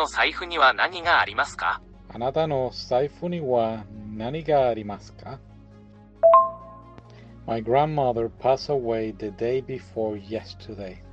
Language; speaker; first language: Japanese; non-native, learner; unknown